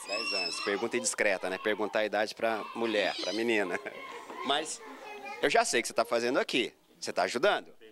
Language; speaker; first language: Portuguese; native; Portuguese